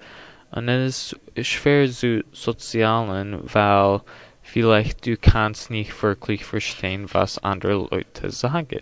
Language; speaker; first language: German; non-native, learner; English